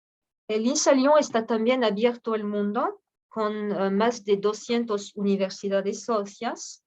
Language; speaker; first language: Spanish; non-native, fluent; French